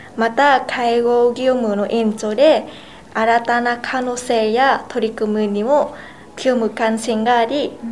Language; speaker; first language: Japanese; non-native, fluent; Vietnamese